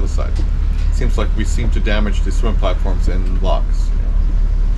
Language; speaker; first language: English; native; English